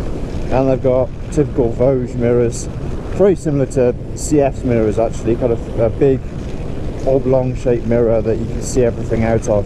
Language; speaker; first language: English; native; English